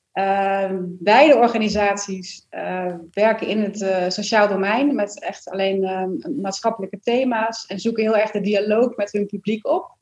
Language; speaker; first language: Dutch; native; Dutch